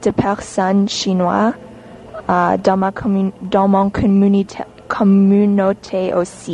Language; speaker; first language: French; non-native, learner; English